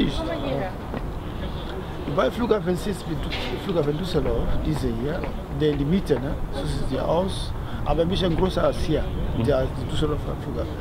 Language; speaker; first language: German; non-native, learner; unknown